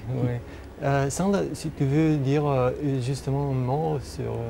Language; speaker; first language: French; non-native, fluent; Romanian